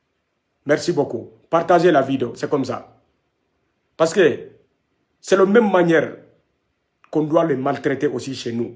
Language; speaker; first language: French; non-native, local second language; Wolof